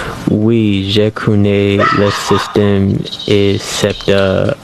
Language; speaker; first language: French; non-native, learner; English